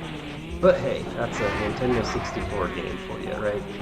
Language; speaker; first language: English; native; English